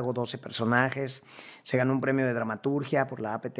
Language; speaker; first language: Spanish; native; Spanish